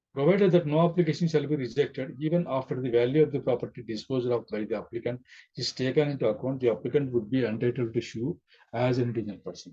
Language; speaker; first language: English; non-native, local second language; Telugu